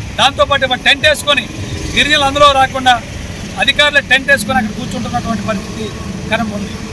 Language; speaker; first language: Telugu; native; Telugu